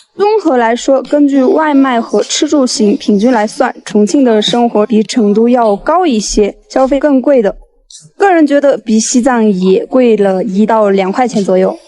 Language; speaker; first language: Chinese; non-native, local second language; Tibetan